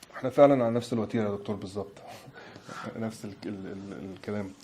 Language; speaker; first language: Arabic; early bilingual, other home language; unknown